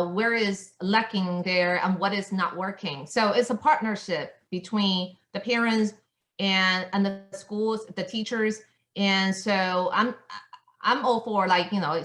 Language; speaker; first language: English; non-native, fluent; Chinese